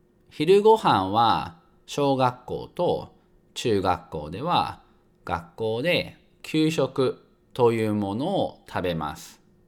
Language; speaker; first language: Japanese; native; Japanese